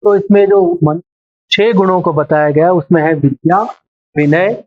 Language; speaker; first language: Hindi; non-native, local second language; Telugu